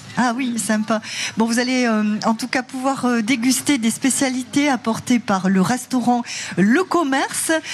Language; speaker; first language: French; native; French